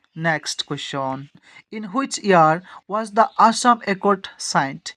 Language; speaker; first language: English; non-native, local second language; Assamese